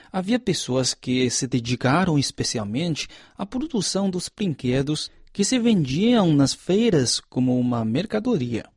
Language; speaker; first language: Portuguese; non-native, fluent; Chinese